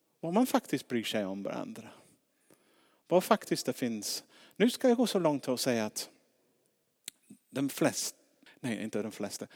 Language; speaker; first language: Swedish; non-native, fluent; English